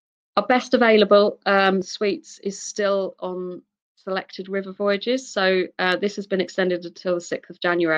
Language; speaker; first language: English; native; English